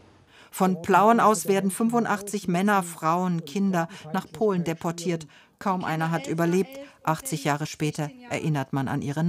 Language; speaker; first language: German; native; German